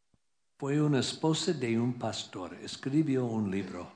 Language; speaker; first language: Spanish; non-native, learner; English